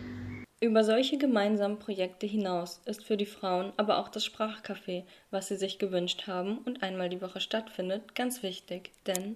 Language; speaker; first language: German; native; German